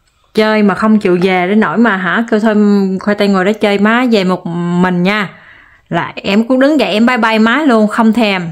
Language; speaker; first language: Vietnamese; native; Vietnamese